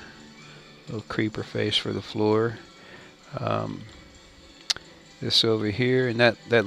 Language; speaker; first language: English; native; English